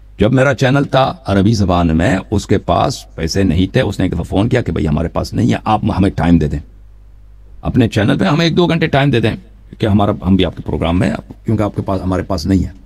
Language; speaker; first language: Urdu; non-native, fluent; Persian